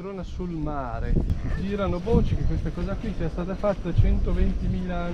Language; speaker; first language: Italian; native; Italian